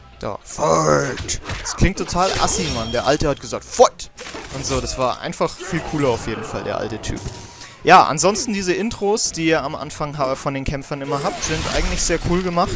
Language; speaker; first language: German; native; German